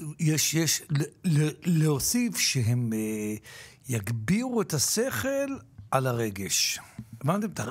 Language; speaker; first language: Hebrew; native; Hebrew